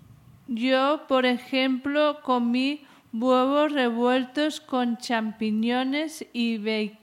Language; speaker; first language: Spanish; non-native, local second language; Catalan